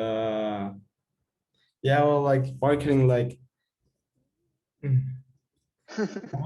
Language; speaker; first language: English; non-native, fluent; Spanish